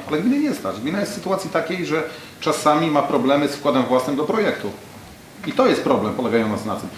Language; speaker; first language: Polish; native; Polish